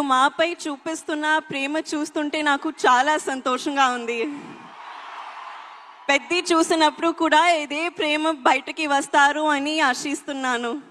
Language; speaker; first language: Telugu; non-native, learner; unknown